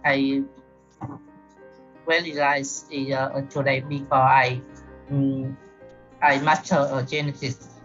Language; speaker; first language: English; non-native, learner; Vietnamese